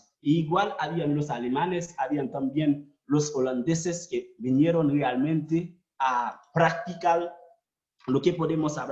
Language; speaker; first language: Spanish; non-native, fluent; Haitian Creole